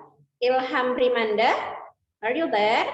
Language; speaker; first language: English; non-native, learner; Indonesian